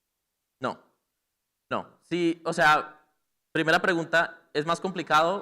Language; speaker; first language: Spanish; native; Spanish